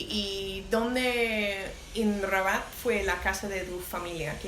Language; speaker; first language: Spanish; non-native, learner; English